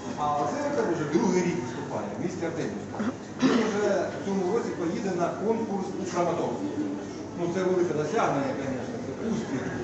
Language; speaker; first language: Ukrainian; non-native, local second language; Russian